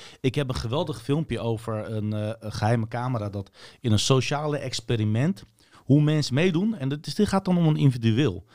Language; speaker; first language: Dutch; early bilingual, other home language; Turkish